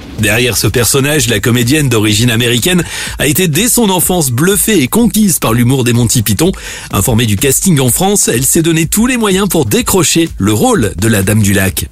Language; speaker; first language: French; native; French